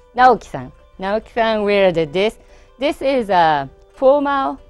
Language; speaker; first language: English; non-native, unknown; Japanese